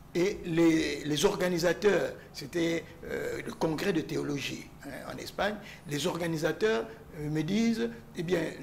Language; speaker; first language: French; non-native, local second language; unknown